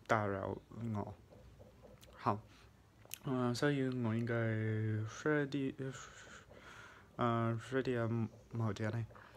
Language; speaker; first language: Chinese; non-native, fluent; English